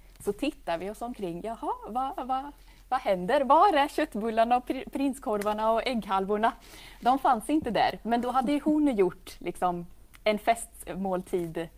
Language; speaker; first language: Swedish; native; Swedish